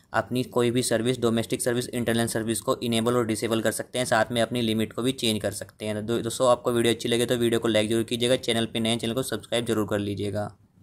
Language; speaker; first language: Hindi; native; Hindi